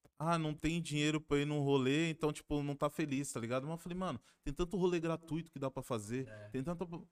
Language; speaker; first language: Portuguese; native; Portuguese